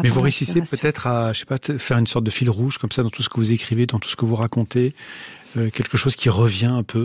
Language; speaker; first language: French; native; French